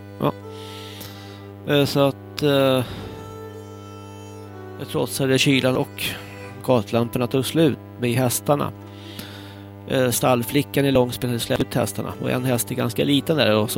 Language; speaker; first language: Swedish; native; Swedish